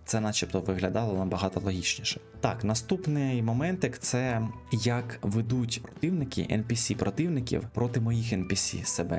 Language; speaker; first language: Ukrainian; native; Ukrainian